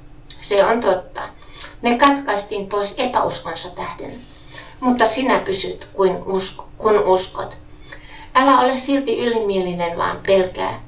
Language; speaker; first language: Finnish; native; Finnish